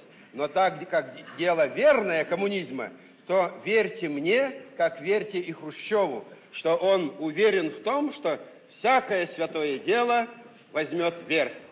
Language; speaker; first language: Russian; native; Russian